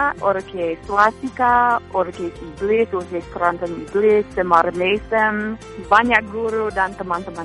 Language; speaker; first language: Indonesian; non-native, fluent; English